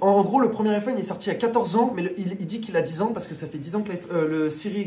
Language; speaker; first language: French; native; French